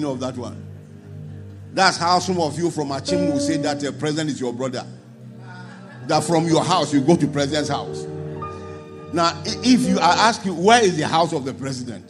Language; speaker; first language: English; non-native, local second language; Akan